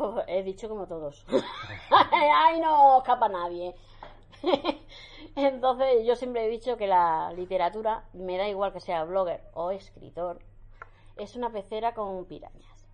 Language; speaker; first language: Spanish; native; Spanish